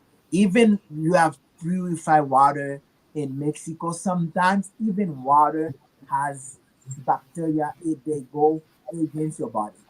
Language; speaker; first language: English; non-native, learner; Haitian Creole